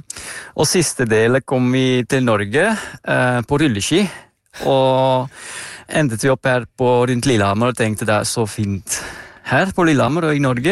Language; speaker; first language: Norwegian; non-native, fluent; Dutch